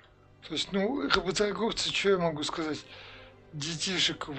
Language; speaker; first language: Russian; native; Russian